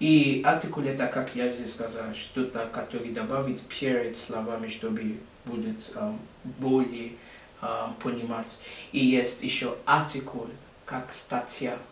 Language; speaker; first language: Russian; non-native, learner; English